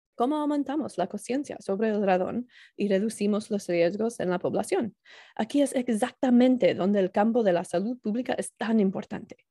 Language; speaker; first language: Spanish; non-native, learner; English